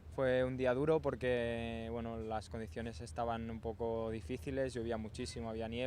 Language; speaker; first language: Spanish; native; Spanish